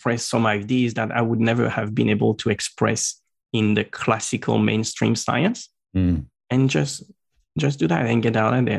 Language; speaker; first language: English; non-native, fluent; French